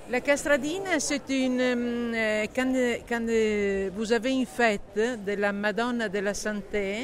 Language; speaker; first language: French; non-native, learner; Italian